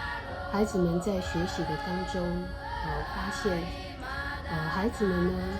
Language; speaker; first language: Chinese; native; Chinese